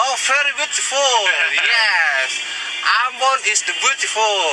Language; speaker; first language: English; non-native, learner; Indonesian